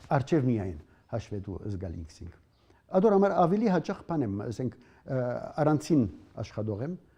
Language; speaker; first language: Armenian; early bilingual, heritage; Armenian